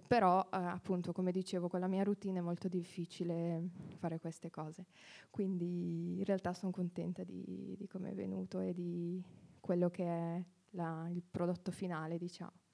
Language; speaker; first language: Italian; early bilingual, heritage; Italian